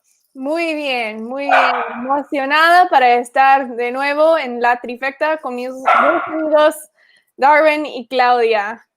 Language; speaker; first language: Spanish; non-native, fluent; English